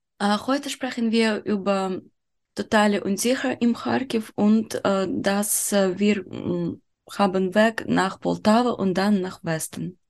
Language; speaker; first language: German; non-native, learner; Ukrainian